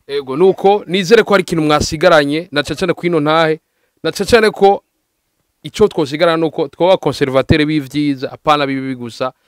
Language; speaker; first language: Rundi; native; Rundi